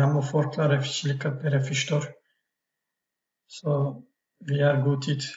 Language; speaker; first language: Norwegian; non-native, fluent; Turkish